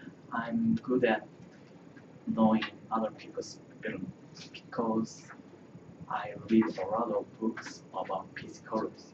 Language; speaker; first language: English; non-native, learner; Korean